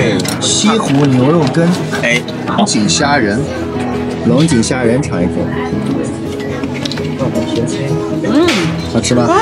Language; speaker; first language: Chinese; native; Chinese